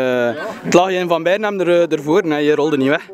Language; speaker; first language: Dutch; native; Dutch